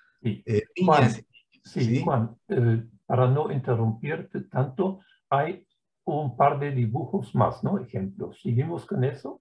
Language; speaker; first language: Spanish; non-native, fluent; German